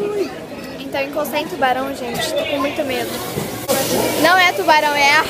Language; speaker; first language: Portuguese; native; Portuguese